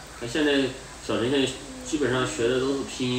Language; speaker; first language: Chinese; native; Chinese